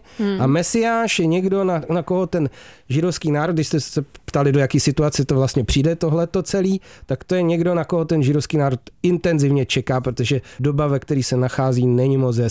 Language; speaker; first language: Czech; native; Czech